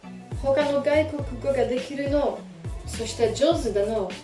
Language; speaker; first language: Japanese; non-native, learner; French